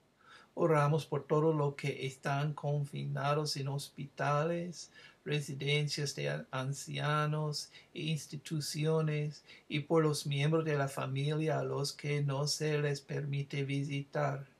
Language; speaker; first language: Spanish; non-native, fluent; English